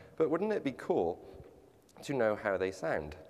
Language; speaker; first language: English; native; English